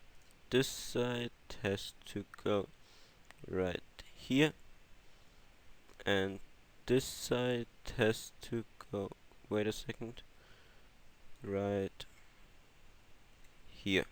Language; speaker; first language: English; non-native, fluent; German